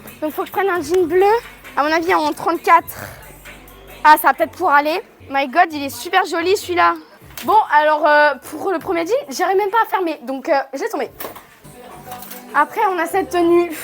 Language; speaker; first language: French; native; French